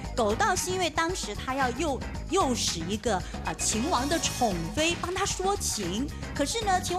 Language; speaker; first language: Chinese; native; Chinese